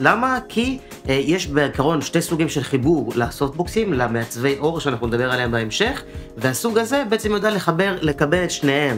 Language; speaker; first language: Hebrew; native; Hebrew